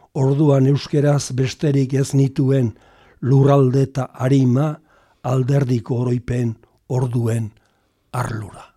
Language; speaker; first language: Basque; native; Basque